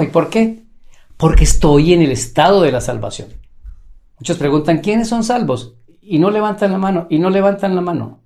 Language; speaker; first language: Spanish; native; Spanish